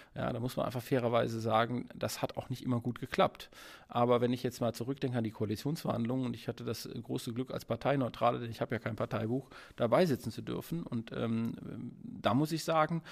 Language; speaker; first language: German; native; German